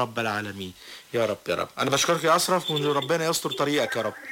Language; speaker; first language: Arabic; native; Arabic